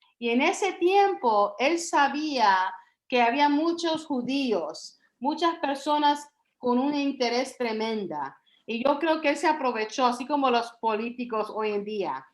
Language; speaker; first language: Spanish; early bilingual, heritage; Spanish